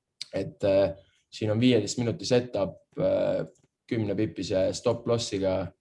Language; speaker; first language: Estonian; native; Estonian